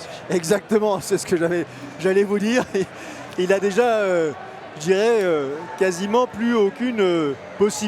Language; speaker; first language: French; native; French